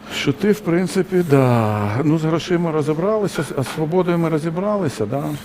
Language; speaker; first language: Ukrainian; non-native, local second language; Russian